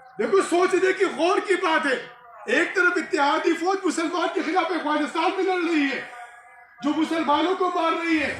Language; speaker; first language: Urdu; non-native, local second language; Pashto